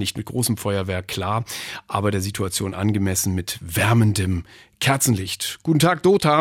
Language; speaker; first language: German; native; German